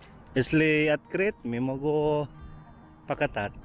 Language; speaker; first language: Russian; non-native, learner; Filipino